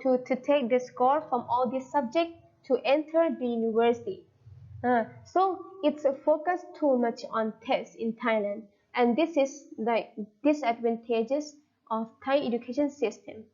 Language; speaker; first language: English; non-native, fluent; Thai